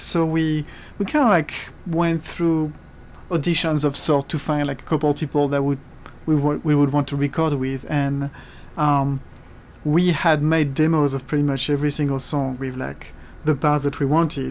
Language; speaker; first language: English; non-native, fluent; French